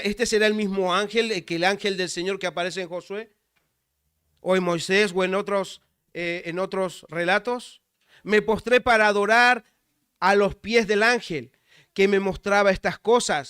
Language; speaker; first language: Spanish; native; Spanish